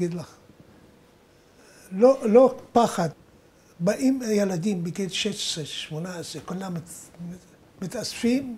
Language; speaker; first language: Hebrew; non-native, fluent; Arabic